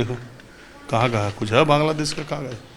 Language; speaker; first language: Hindi; native; Hindi